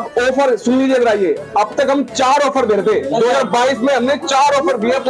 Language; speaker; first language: Hindi; native; Hindi